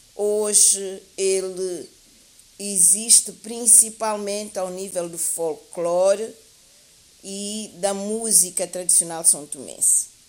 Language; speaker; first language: Portuguese; native; Portuguese